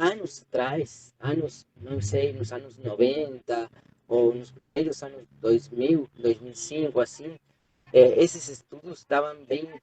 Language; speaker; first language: Portuguese; non-native, fluent; Spanish